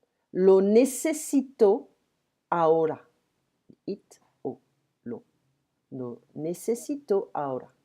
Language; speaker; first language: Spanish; non-native, fluent; French